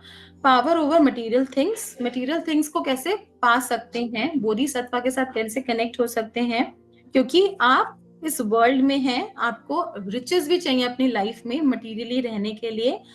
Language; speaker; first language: Hindi; native; Hindi